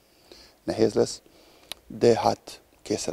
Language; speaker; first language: Hungarian; non-native, learner; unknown